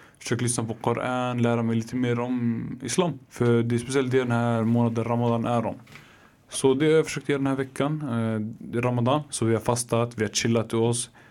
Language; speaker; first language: Swedish; early bilingual, other home language; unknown